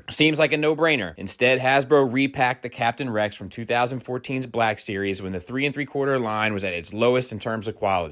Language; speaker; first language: English; native; English